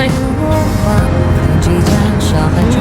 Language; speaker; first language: Chinese; native; Chinese